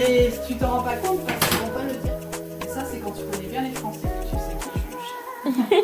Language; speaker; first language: French; native; French